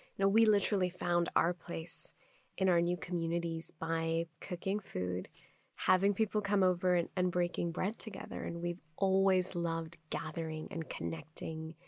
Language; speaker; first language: English; non-native, local second language; Urdu